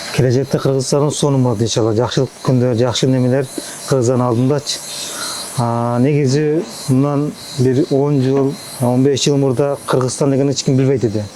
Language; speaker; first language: Kyrgyz; early bilingual, heritage; Kyrgyz